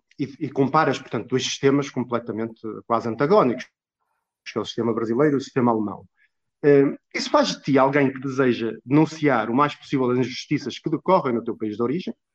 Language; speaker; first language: Portuguese; native; Portuguese